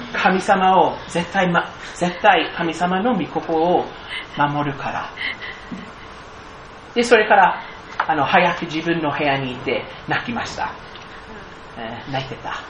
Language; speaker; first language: Japanese; non-native, fluent; English